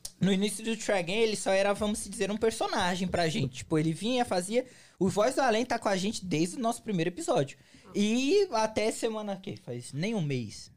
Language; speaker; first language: Portuguese; native; Portuguese